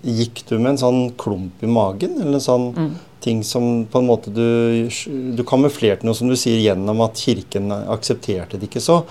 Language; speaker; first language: Norwegian; native; Norwegian